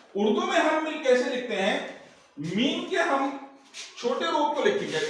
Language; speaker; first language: Hindi; native; Hindi